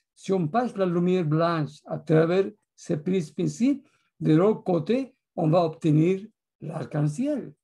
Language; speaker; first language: French; non-native, fluent; Spanish